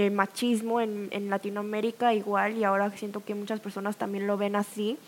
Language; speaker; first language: Spanish; non-native, fluent; Korean